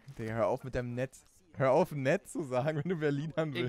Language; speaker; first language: German; native; German